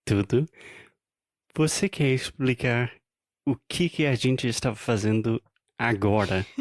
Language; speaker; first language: Portuguese; non-native, fluent; English